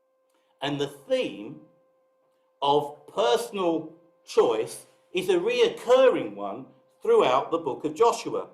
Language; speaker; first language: English; native; English